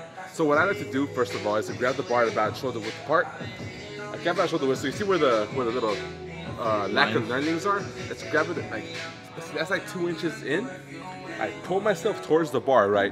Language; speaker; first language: English; native; English